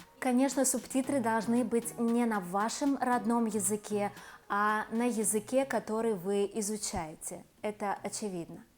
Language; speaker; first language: Russian; native; Russian